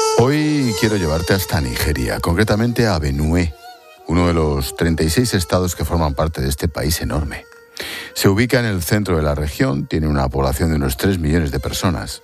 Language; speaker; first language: Spanish; native; Spanish